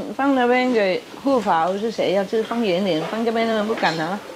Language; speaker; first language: Chinese; non-native, fluent; Vietnamese